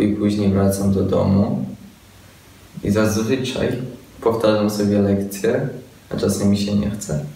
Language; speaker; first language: Polish; early bilingual, other home language; Chechen